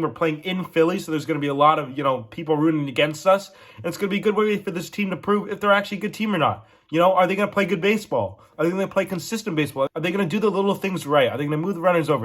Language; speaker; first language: English; native; English